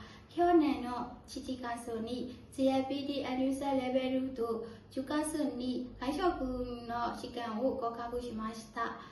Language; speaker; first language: Japanese; non-native, learner; Burmese